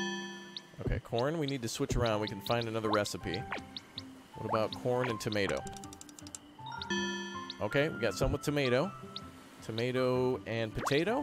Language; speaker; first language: English; native; English